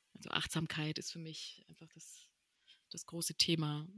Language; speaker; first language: German; early bilingual, other home language; Spanish